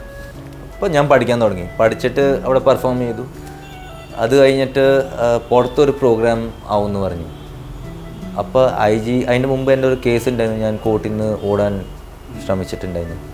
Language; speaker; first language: Malayalam; early bilingual, heritage; Malayalam